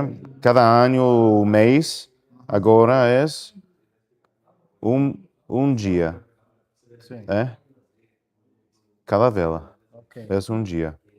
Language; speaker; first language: Portuguese; non-native, learner; Spanish